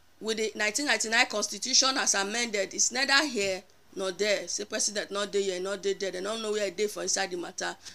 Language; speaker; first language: Nigerian Pidgin; native; Nigerian Pidgin